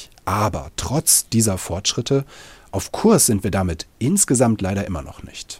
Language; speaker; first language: German; native; German